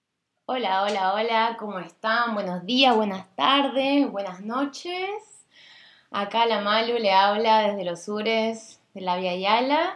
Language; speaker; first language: Spanish; native; Spanish